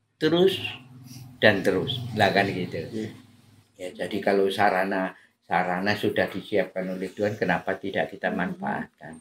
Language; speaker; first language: Indonesian; native; Indonesian